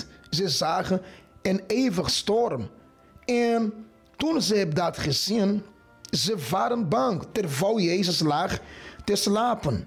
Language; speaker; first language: Dutch; non-native, fluent; Portuguese